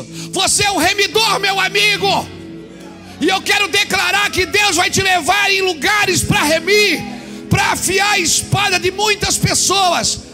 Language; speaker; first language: Portuguese; native; Portuguese